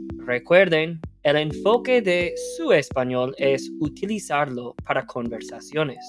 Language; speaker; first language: Spanish; non-native, fluent; English